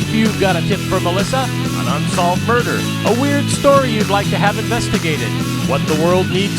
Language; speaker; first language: English; native; English